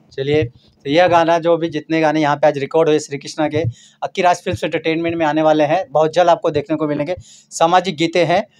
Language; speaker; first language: Hindi; native; Hindi